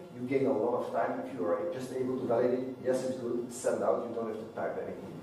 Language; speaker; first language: English; non-native, fluent; Dutch